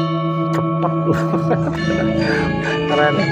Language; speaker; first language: Indonesian; native; Indonesian